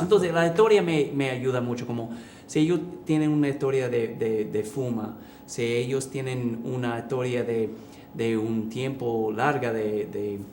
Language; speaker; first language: Spanish; early bilingual, heritage; English